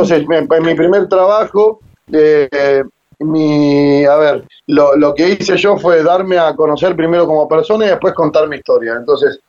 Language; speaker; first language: Spanish; native; Spanish